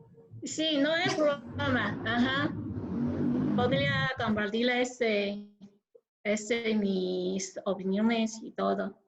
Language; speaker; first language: Spanish; non-native, learner; Chinese